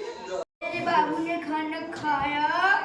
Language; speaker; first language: Hindi; non-native, local second language; Gujarati